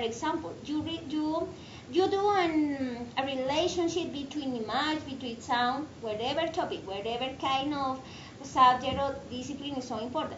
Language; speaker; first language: English; non-native, fluent; Spanish